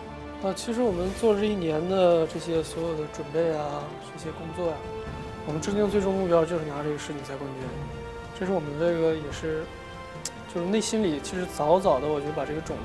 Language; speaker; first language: Chinese; native; Chinese